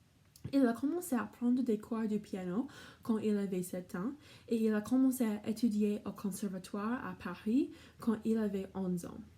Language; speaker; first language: French; non-native, learner; English